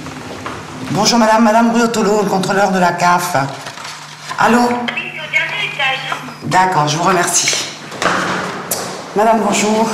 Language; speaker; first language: French; native; French